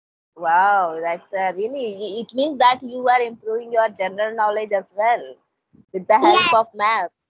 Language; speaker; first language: English; non-native, local second language; Hindi